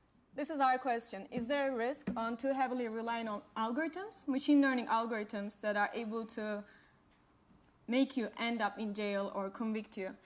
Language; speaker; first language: English; non-native, fluent; Turkish